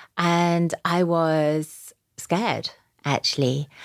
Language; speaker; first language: English; native; English